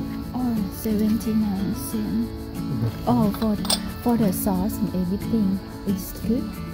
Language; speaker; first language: English; non-native, learner; Thai